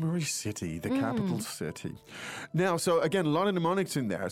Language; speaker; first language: English; native; English